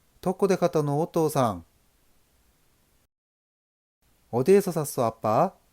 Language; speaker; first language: Japanese; non-native, learner; Korean